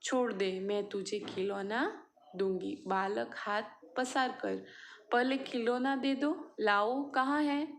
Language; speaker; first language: Hindi; non-native, local second language; Gujarati